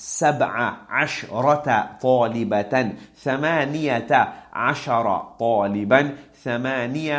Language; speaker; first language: Arabic; non-native, fluent; English